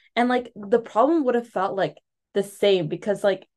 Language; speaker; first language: English; early bilingual, other home language; Telugu